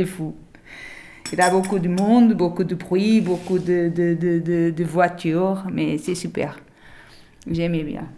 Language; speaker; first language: French; non-native, learner; Portuguese